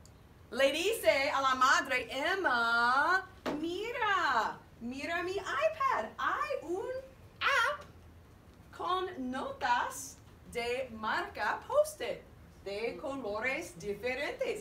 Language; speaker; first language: Spanish; non-native, fluent; English